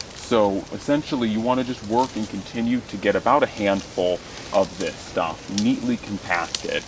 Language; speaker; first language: English; native; English